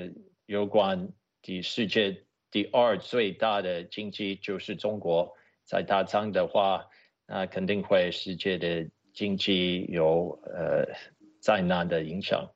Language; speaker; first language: Chinese; non-native, fluent; English